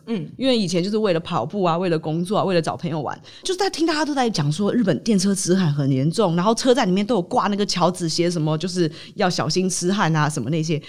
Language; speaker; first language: Chinese; native; Chinese